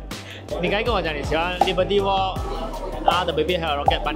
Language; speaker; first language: Chinese; native; Chinese